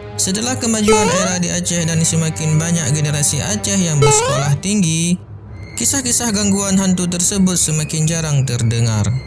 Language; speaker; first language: Malay; non-native, local second language; Achinese